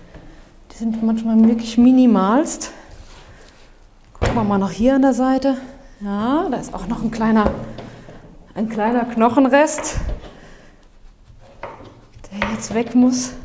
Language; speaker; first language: German; native; German